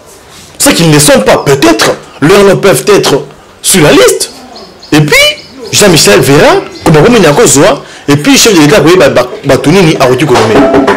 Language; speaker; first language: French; non-native, local second language; Lingala